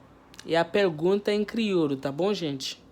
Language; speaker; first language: Portuguese; non-native, fluent; Haitian Creole